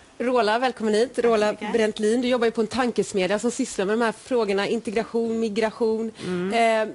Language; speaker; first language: Swedish; native; Swedish